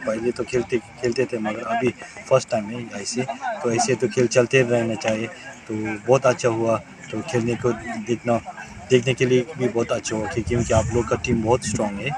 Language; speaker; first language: Hindi; non-native, fluent; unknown